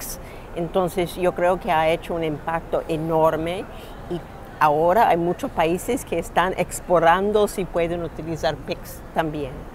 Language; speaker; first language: Spanish; non-native, fluent; English